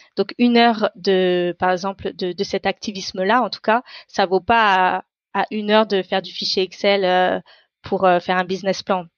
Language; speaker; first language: French; non-native, local second language; Tamil